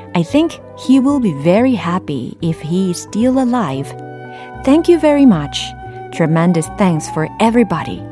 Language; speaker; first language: English; non-native, fluent; Korean